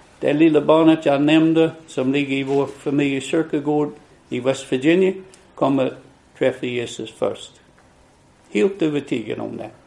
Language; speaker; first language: Swedish; non-native, fluent; English